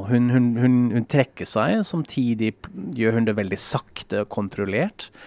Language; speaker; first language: Norwegian; non-native, fluent; German